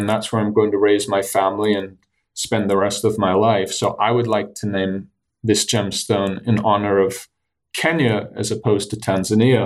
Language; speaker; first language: English; native; English